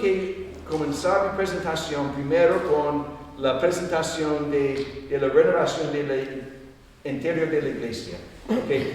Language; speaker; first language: Spanish; non-native, fluent; English